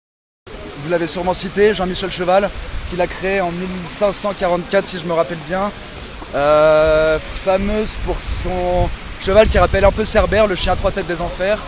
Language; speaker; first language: French; native; French